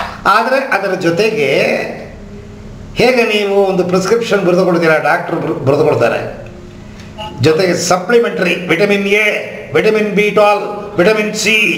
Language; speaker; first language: Kannada; native; Kannada